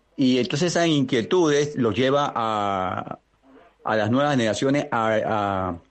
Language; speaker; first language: Spanish; native; Spanish